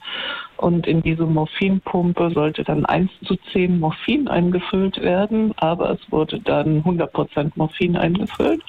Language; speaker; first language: German; native; German